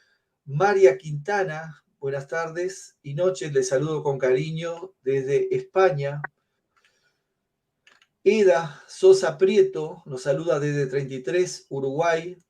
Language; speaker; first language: Spanish; native; Spanish